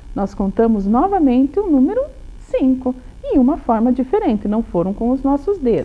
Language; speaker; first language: Portuguese; native; Portuguese